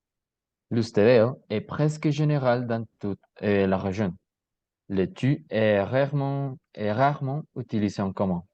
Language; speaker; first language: French; non-native, learner; Spanish